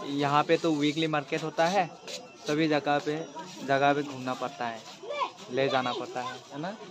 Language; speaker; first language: Hindi; non-native, local second language; Khasi